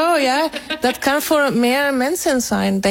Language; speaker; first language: Dutch; non-native, fluent; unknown